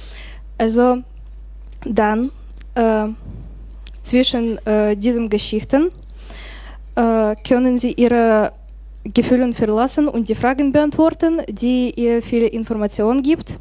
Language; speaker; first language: German; non-native, learner; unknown